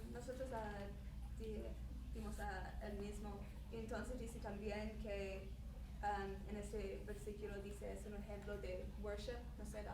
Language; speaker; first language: Spanish; non-native, learner; English